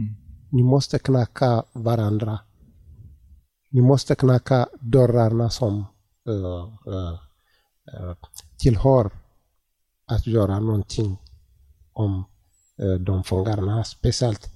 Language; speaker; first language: Swedish; non-native, learner; Tigrinya